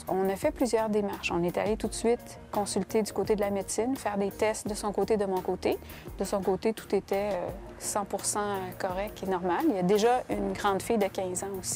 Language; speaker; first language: French; native; French